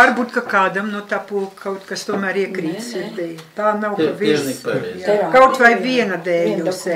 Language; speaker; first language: Latvian; native; Latvian